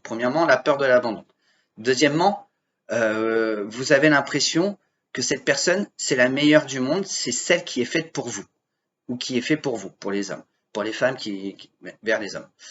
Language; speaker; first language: French; native; French